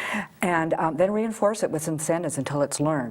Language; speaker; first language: English; native; English